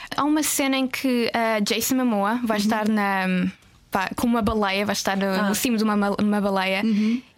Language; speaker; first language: Portuguese; native; Portuguese